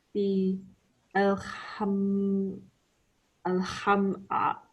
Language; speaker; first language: Arabic; non-native, learner; English